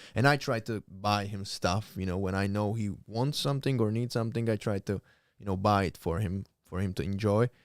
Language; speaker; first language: English; non-native, fluent; Slovak